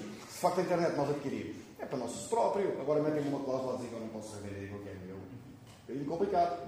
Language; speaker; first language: Portuguese; native; Portuguese